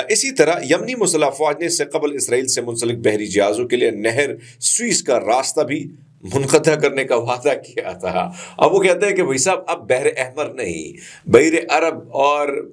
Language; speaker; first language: Urdu; non-native, local second language; Punjabi